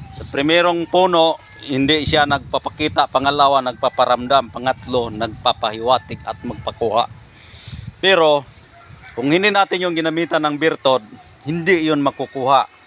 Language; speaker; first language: Filipino; non-native, local second language; Cebuano